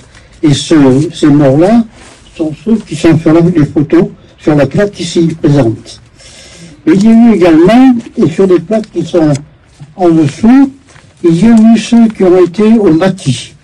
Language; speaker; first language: French; native; French